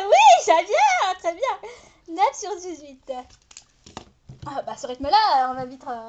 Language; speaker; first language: French; native; French